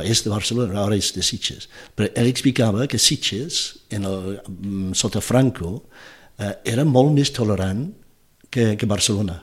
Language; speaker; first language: Catalan; non-native, fluent; English